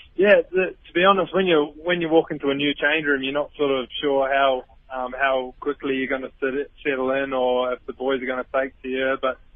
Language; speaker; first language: English; native; English